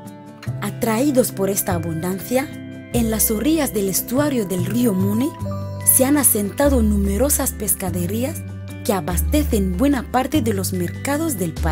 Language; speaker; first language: Spanish; native; Spanish